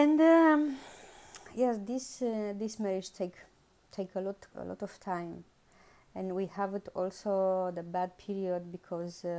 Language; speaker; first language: English; non-native, learner; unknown